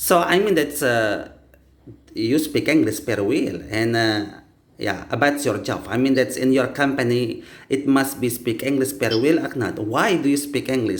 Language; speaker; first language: English; non-native, learner; Indonesian